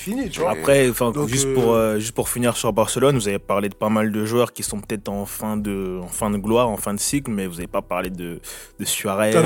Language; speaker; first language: French; native; French